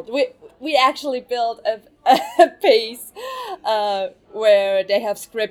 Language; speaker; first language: English; non-native, fluent; German